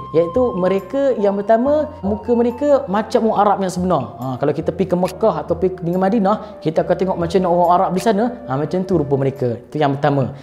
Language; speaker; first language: Malay; native; Malay